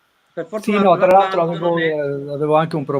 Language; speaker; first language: Italian; native; Italian